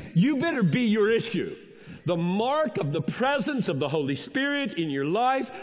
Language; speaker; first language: English; native; English